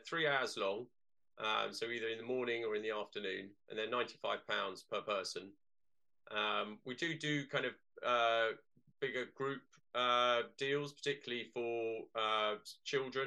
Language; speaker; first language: English; native; English